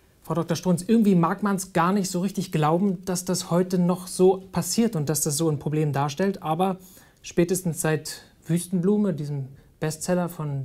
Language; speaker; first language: German; native; German